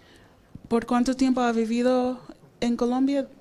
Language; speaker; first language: Spanish; non-native, fluent; English